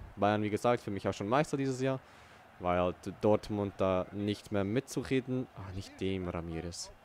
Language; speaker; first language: German; early bilingual, other home language; Portuguese